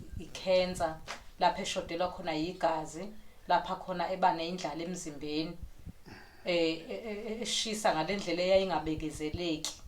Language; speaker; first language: Zulu; native; Zulu